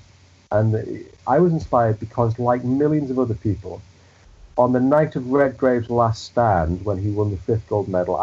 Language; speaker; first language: English; native; English